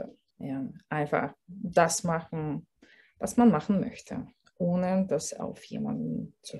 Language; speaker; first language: German; non-native, fluent; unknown